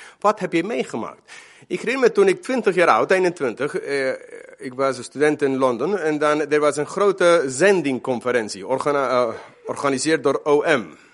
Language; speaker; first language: Dutch; non-native, fluent; Spanish